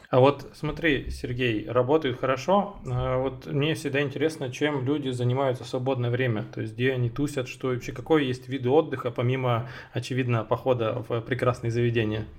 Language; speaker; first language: Russian; native; Russian